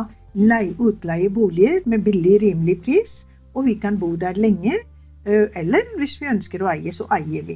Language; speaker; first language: Norwegian; non-native, fluent; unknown